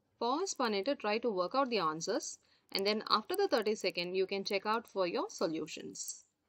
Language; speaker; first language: English; non-native, local second language; Tamil